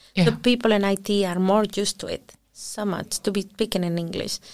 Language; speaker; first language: English; early bilingual, other home language; Spanish